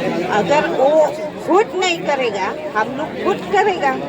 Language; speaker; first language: Hindi; non-native, local second language; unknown